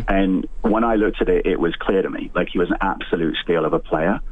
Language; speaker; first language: English; native; English